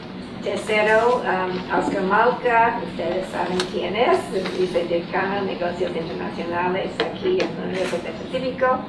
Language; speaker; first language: Spanish; non-native, fluent; English